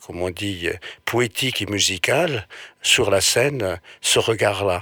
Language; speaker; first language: French; non-native, fluent; Portuguese